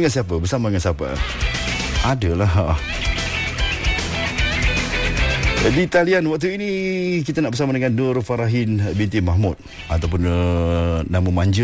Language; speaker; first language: Malay; native; Malay